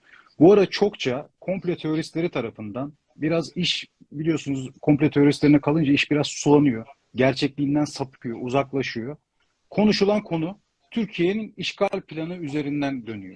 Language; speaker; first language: Turkish; native; Turkish